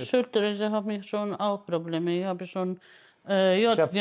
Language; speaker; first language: German; non-native, learner; Polish